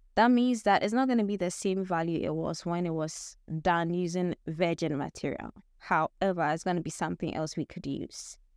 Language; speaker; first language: English; non-native, local second language; Akan